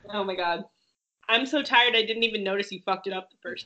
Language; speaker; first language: English; native; English